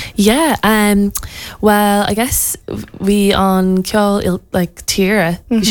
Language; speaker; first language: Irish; non-native, local second language; English